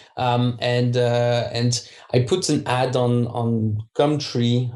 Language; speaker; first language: English; non-native, fluent; French